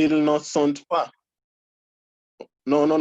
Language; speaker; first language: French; non-native, fluent; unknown